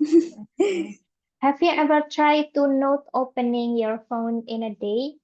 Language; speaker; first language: English; non-native, fluent; Indonesian